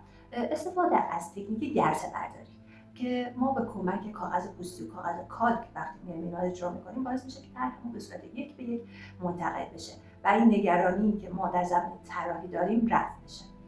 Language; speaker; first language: Persian; native; Persian